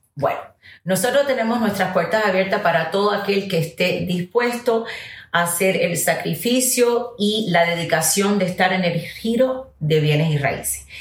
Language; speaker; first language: Spanish; early bilingual, heritage; Spanish